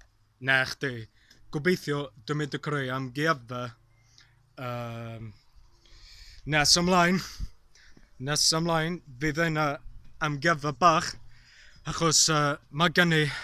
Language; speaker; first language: Welsh; non-native, learner; English